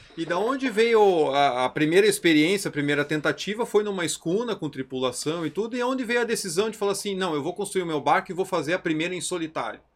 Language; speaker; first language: Portuguese; native; Portuguese